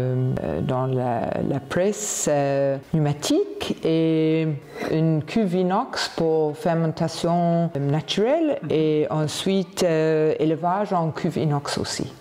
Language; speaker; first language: French; non-native, fluent; English